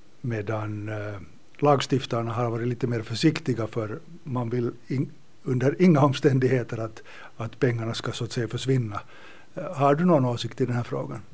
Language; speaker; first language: Swedish; native; Swedish